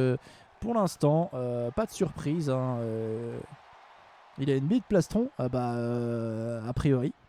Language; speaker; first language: French; native; French